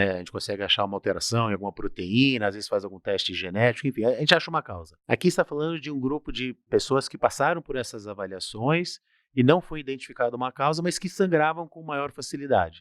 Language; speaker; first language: Portuguese; native; Portuguese